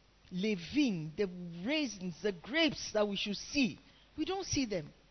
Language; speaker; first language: English; non-native, local second language; Akan